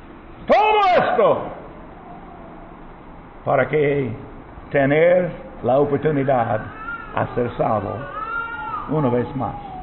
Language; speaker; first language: Spanish; non-native, learner; English